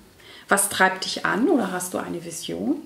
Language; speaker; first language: German; native; German